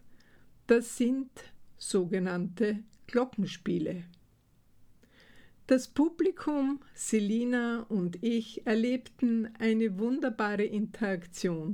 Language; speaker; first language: German; native; German